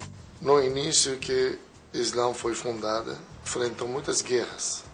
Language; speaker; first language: Portuguese; non-native, fluent; Persian